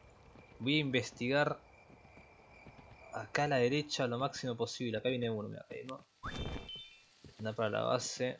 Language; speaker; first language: Spanish; native; Spanish